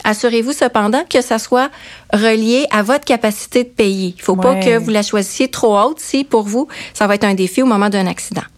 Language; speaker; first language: French; native; French